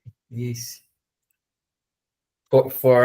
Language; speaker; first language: English; non-native, learner; Portuguese